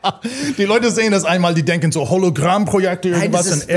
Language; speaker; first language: German; non-native, fluent; English